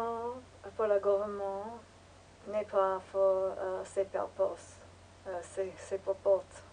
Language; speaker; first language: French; non-native, learner; English